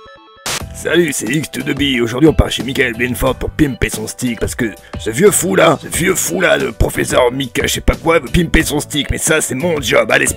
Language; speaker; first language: French; native; French